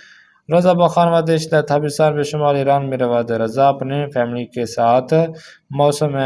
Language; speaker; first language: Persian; non-native, fluent; Urdu